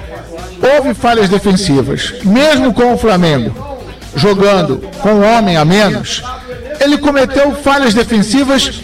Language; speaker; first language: Portuguese; native; Portuguese